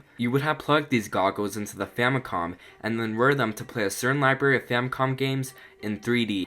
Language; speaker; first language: English; native; English